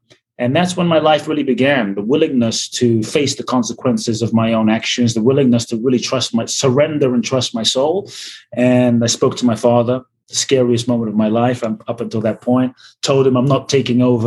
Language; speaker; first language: English; native; English